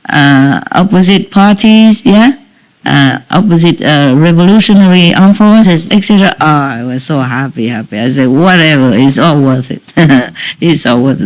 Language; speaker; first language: English; non-native, fluent; Vietnamese